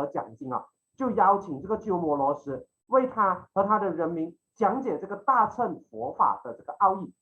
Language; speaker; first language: Chinese; native; Chinese